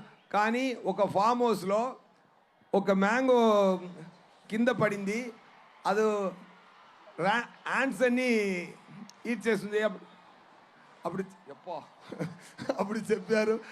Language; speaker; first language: Telugu; non-native, learner; Tamil